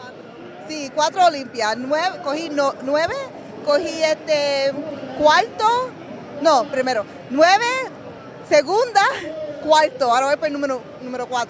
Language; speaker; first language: Spanish; early bilingual, heritage; Spanish